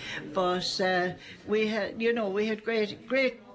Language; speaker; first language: English; native; English